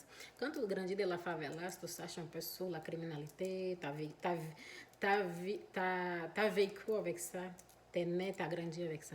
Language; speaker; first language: French; non-native, fluent; Portuguese